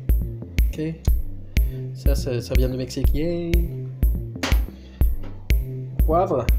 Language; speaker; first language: French; non-native, fluent; Spanish